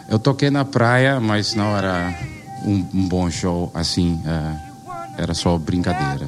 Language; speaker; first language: Portuguese; non-native, learner; Dutch